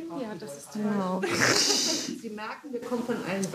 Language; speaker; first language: German; native; German